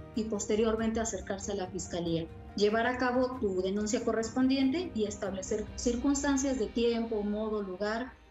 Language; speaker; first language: Spanish; native; Spanish